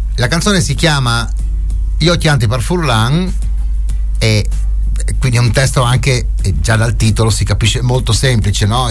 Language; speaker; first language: Italian; native; Italian